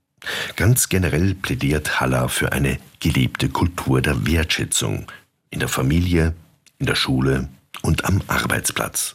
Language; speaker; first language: German; native; German